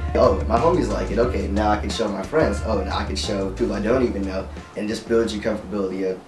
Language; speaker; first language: English; native; English